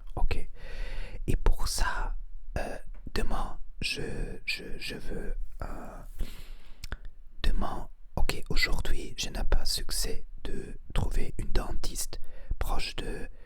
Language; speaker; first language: French; non-native, learner; Spanish